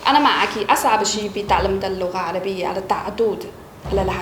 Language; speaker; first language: Arabic; non-native, fluent; Chinese